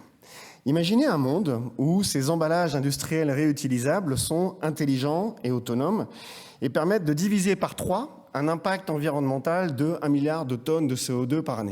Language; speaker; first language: French; native; French